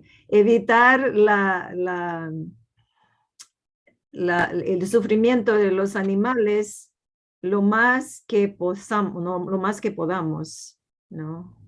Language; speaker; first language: Spanish; non-native, fluent; Portuguese